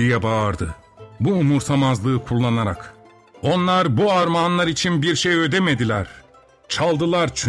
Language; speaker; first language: Turkish; native; Turkish